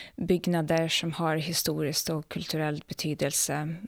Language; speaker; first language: Swedish; non-native, fluent; Ukrainian